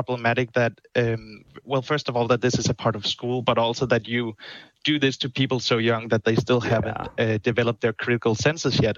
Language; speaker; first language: English; non-native, fluent; Danish